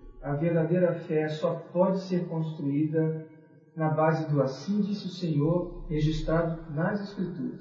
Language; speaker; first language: Portuguese; native; Portuguese